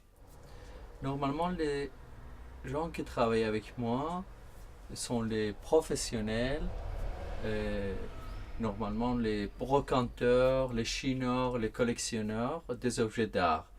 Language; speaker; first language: French; non-native, fluent; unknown